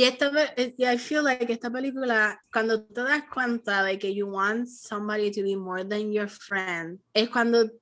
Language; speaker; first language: Spanish; early bilingual, heritage; Spanish